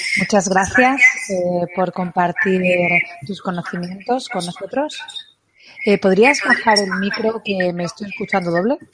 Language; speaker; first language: Spanish; native; Spanish